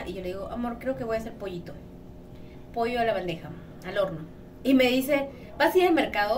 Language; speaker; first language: Spanish; native; Spanish